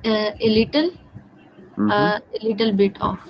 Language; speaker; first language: English; non-native, learner; Urdu